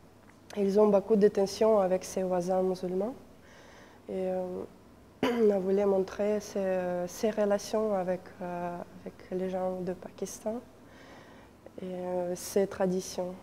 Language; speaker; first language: French; non-native, fluent; Russian